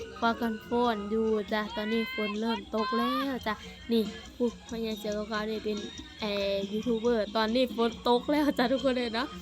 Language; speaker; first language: Thai; non-native, local second language; Lao